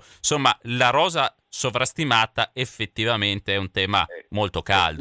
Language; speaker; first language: Italian; native; Italian